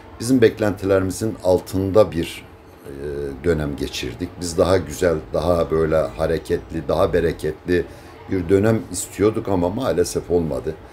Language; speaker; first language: Turkish; native; Turkish